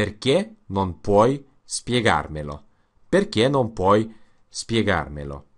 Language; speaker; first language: Italian; non-native, learner; Russian